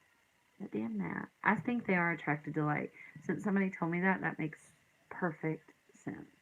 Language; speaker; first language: English; native; English